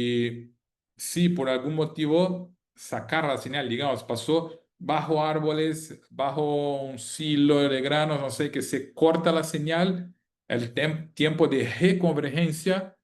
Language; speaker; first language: Spanish; non-native, fluent; Portuguese